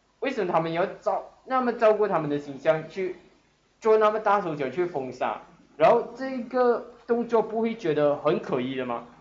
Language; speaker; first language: Chinese; native; Chinese